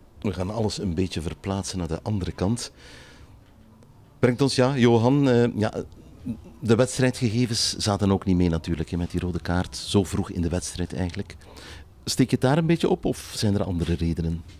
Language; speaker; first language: Dutch; native; Dutch